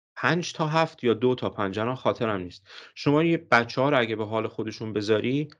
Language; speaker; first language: Persian; native; Persian